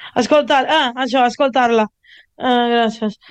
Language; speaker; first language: Catalan; non-native, learner; Italian